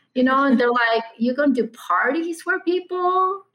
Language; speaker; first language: English; early bilingual, other home language; Chinese